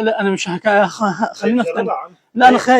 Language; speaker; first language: Arabic; native; Arabic